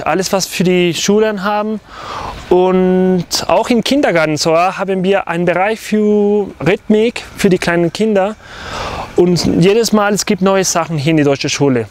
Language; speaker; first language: German; non-native, learner; Spanish